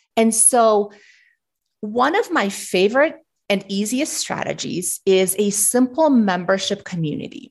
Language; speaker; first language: English; early bilingual, other home language; Russian